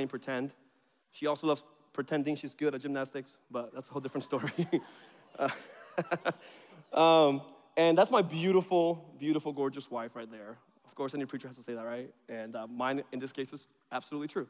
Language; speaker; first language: English; early bilingual, other home language; Spanish